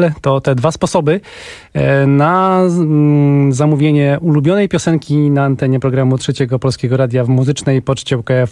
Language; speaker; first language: Polish; native; Polish